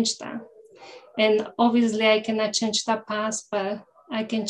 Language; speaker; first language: English; early bilingual, other home language; Spanish